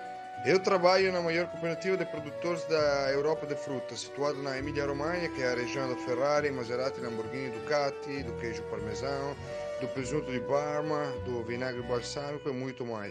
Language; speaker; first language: Portuguese; non-native, fluent; Italian